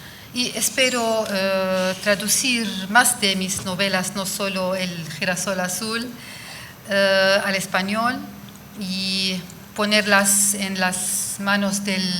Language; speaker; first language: Spanish; non-native, fluent; Arabic